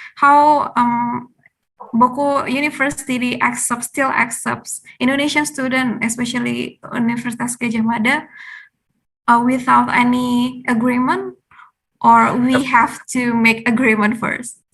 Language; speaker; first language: English; non-native, fluent; Indonesian